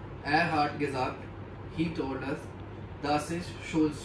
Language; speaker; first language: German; non-native, learner; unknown